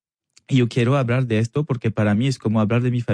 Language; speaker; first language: Spanish; non-native, learner; French